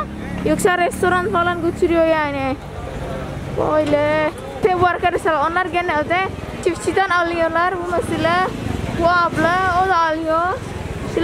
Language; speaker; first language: Turkish; non-native, learner; Javanese